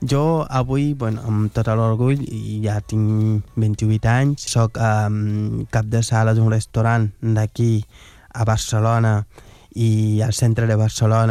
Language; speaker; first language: Catalan; non-native, fluent; Wolof